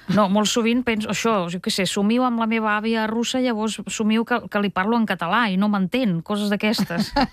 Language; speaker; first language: Catalan; non-native, fluent; Russian